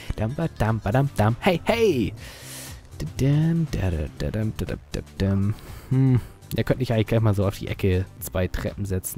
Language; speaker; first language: German; native; German